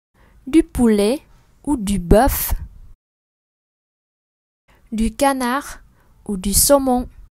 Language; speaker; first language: French; non-native, fluent; Vietnamese